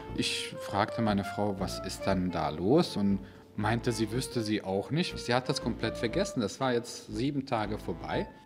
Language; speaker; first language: German; non-native, fluent; Bosnian